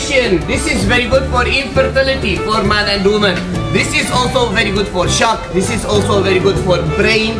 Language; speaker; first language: English; non-native, learner; Turkish